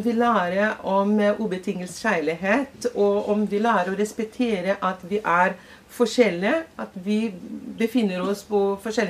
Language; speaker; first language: Norwegian; non-native, fluent; Portuguese